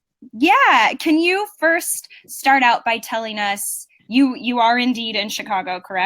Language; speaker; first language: English; native; English